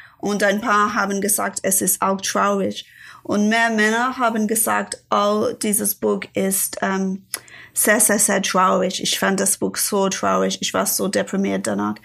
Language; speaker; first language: German; non-native, fluent; English